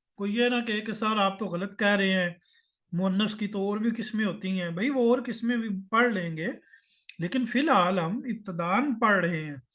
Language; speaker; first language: Urdu; native; Urdu